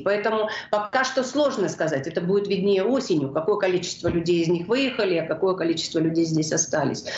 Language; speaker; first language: Russian; non-native, local second language; Georgian